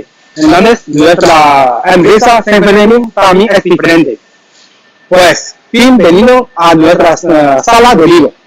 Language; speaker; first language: Spanish; non-native, learner; Chinese